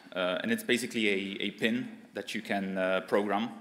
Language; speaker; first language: English; non-native, fluent; Polish